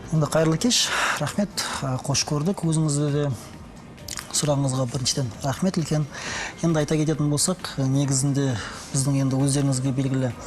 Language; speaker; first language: Kazakh; non-native, local second language; Russian